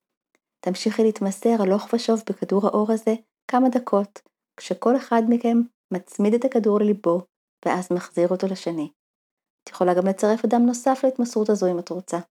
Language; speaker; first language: Hebrew; native; Hebrew